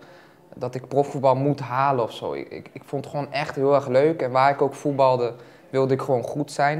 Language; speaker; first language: Dutch; native; Dutch